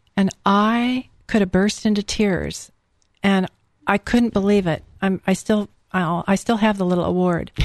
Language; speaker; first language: English; native; English